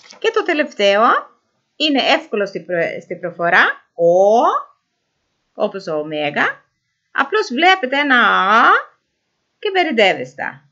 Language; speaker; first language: Greek; non-native, fluent; Norwegian